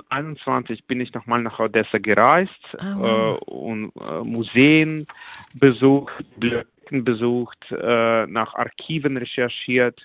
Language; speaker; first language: German; non-native, fluent; Russian